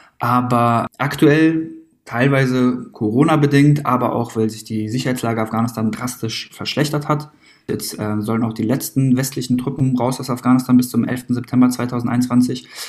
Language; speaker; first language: German; early bilingual, other home language; Persian